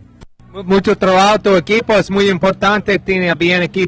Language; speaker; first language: Spanish; non-native, learner; English